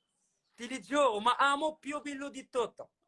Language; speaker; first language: Italian; non-native, learner; Arabic